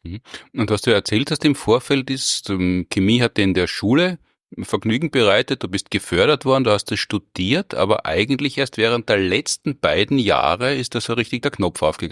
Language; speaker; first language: German; native; German